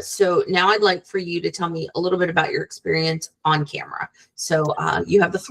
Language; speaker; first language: English; native; English